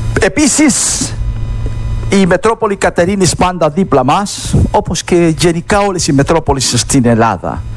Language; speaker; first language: Greek; non-native, fluent; Spanish